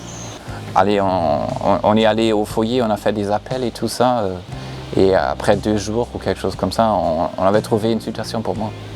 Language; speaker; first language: French; non-native, fluent; German